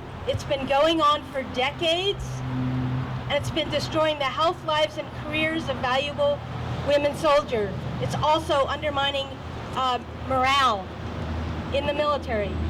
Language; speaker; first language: English; native; English